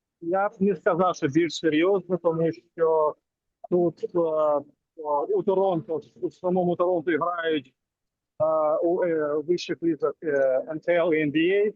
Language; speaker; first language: Ukrainian; non-native, local second language; Russian